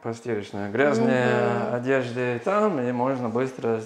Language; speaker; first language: Russian; non-native, learner; English